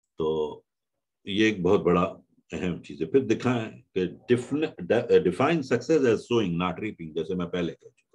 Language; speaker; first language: Urdu; native; Urdu